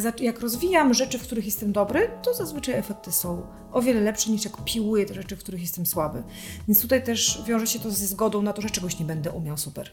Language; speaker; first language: Polish; native; Polish